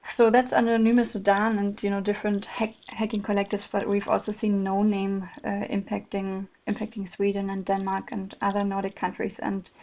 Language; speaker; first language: English; non-native, fluent; German